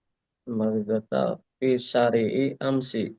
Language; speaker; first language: Arabic; non-native, learner; Indonesian